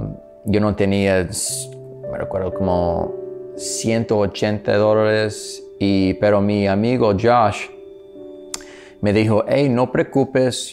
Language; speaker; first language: Spanish; non-native, learner; English